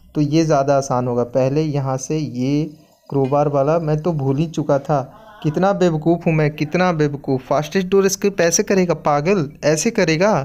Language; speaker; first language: Hindi; native; Hindi